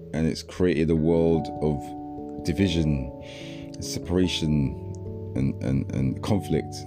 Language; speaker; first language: English; native; English